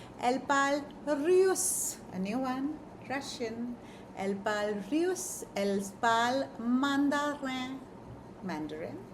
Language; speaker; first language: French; non-native, fluent; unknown